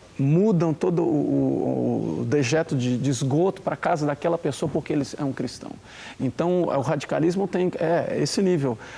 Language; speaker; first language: Portuguese; native; Portuguese